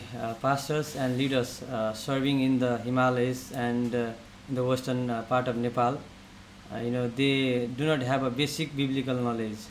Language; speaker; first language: English; non-native, local second language; Nepali